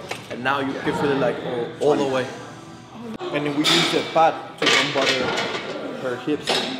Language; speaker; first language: English; non-native, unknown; Spanish